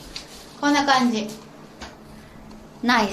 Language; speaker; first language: Japanese; native; Japanese